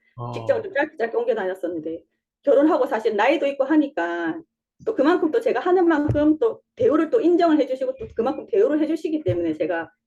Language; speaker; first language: Korean; native; Korean